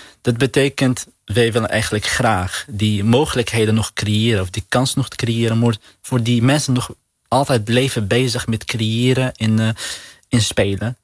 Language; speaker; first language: Dutch; non-native, learner; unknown